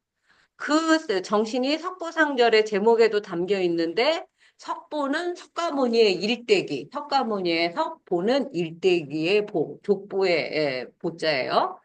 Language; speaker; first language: Korean; native; Korean